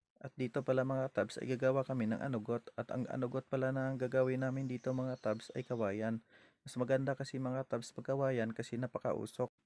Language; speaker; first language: Filipino; non-native, local second language; Hiligaynon